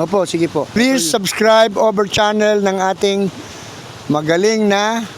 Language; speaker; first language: Filipino; native; Filipino